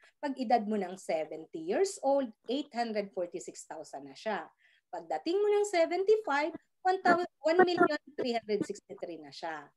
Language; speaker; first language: Filipino; native; Filipino